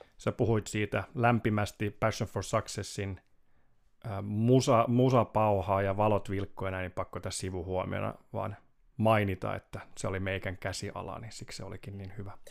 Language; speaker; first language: Finnish; native; Finnish